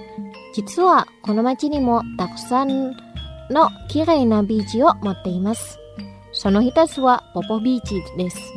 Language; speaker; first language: Japanese; non-native, fluent; Indonesian